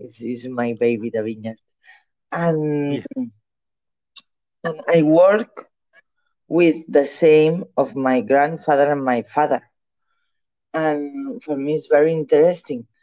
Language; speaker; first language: English; non-native, learner; Catalan